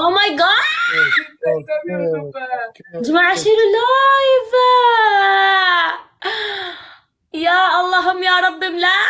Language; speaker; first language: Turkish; non-native, learner; Arabic